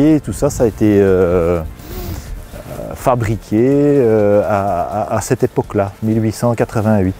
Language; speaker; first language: French; native; French